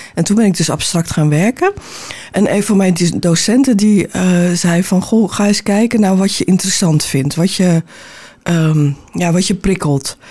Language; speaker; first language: Dutch; native; Dutch